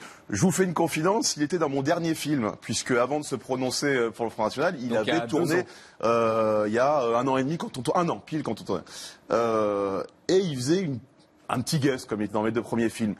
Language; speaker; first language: French; native; French